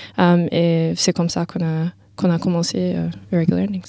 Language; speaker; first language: French; non-native, learner; English